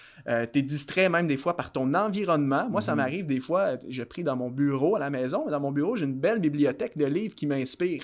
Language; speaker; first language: French; native; French